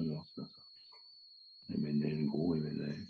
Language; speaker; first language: French; native; French